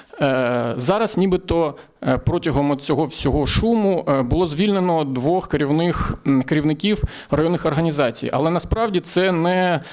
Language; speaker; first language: Ukrainian; native; Ukrainian